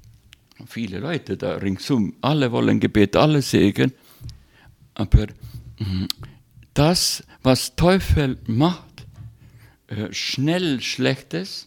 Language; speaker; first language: German; non-native, learner; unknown